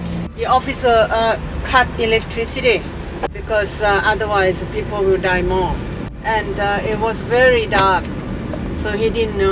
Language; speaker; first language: English; non-native, fluent; Thai